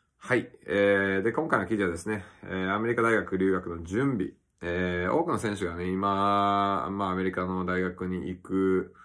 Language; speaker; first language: Japanese; early bilingual, other home language; English